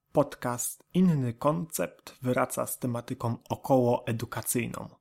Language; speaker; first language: Polish; native; Polish